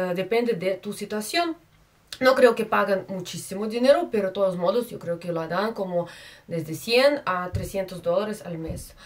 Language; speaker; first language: Spanish; non-native, fluent; Russian